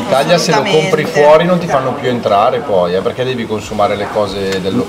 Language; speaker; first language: Italian; native; Italian